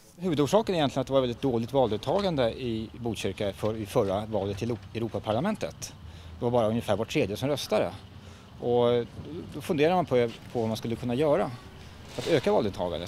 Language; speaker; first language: Swedish; native; Swedish